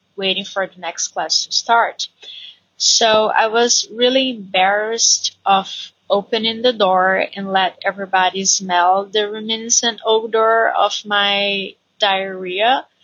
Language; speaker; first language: English; non-native, fluent; Portuguese